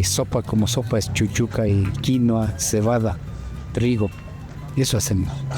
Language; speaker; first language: Spanish; non-native, local second language; Quechua